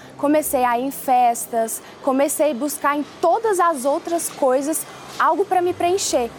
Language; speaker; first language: Portuguese; early bilingual, other home language; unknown